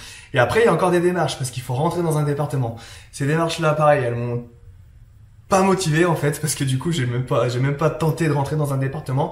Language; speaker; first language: French; native; French